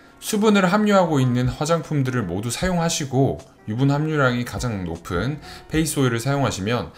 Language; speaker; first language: Korean; native; Korean